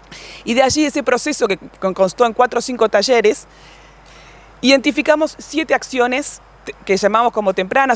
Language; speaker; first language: Spanish; native; Spanish